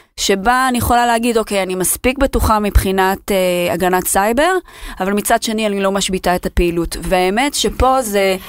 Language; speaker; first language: Hebrew; native; Hebrew